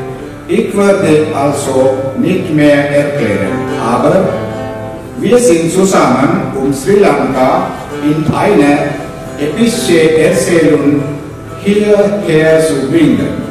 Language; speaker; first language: German; non-native, learner; Sinhala